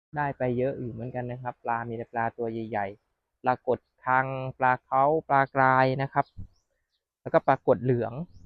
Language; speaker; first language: Thai; non-native, local second language; Northern Khmer